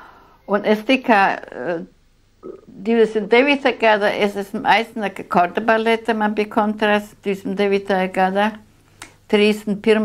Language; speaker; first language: Latvian; non-native, local second language; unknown